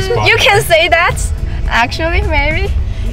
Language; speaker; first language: English; non-native, learner; Chinese